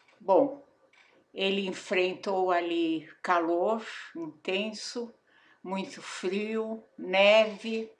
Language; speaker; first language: Portuguese; native; Portuguese